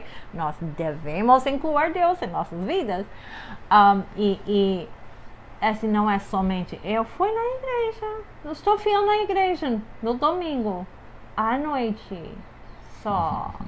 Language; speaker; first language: Portuguese; non-native, fluent; English